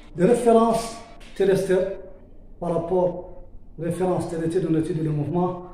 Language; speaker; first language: French; non-native, local second language; Arabic